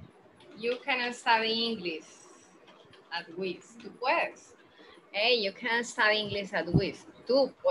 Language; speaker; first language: English; non-native, fluent; Spanish